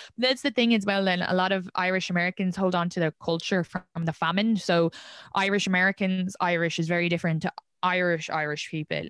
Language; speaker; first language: English; native; English